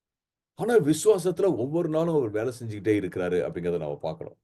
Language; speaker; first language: Tamil; native; Tamil